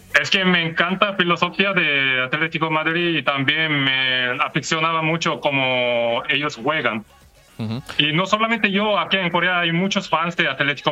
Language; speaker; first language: Spanish; non-native, fluent; Korean